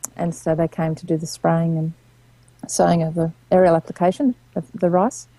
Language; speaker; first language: English; native; English